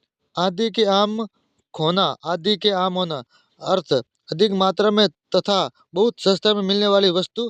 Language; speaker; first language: Hindi; native; Hindi